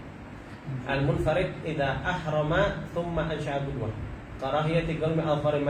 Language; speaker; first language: Arabic; non-native, fluent; Malay